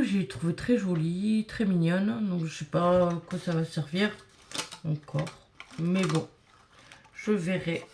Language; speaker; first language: French; native; French